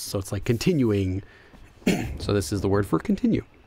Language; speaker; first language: English; native; English